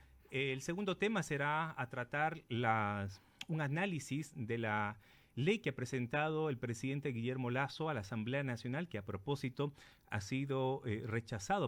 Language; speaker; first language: Spanish; native; Spanish